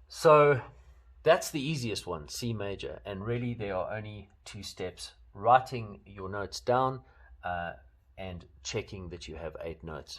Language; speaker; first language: English; native; English